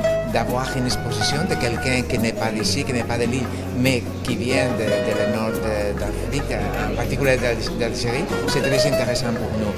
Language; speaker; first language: French; non-native, learner; Spanish